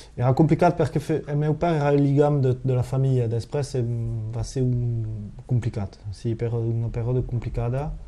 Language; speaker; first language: Catalan; non-native, local second language; French